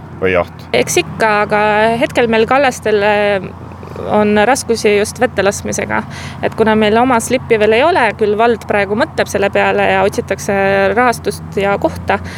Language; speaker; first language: Estonian; non-native, local second language; Russian